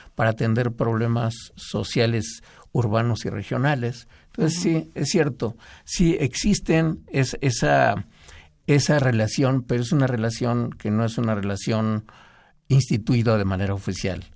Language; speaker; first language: Spanish; native; Spanish